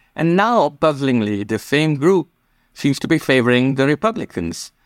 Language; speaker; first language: English; non-native, local second language; Gujarati